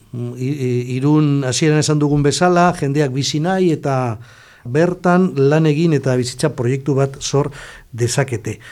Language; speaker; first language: Basque; non-native, local second language; Spanish